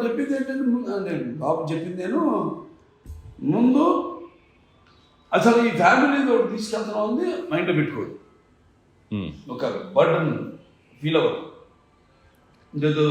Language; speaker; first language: Telugu; native; Telugu